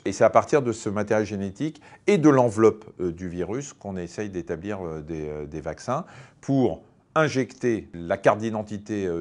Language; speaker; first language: French; native; French